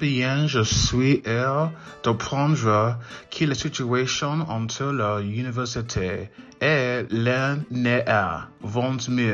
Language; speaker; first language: French; non-native, learner; English